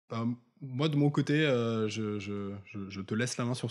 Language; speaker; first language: French; native; French